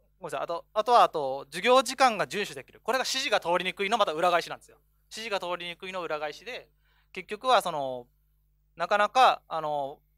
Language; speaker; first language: Japanese; native; Japanese